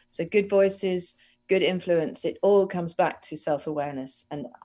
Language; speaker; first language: English; native; English